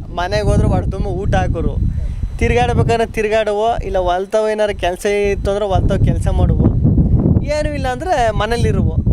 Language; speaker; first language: Kannada; native; Kannada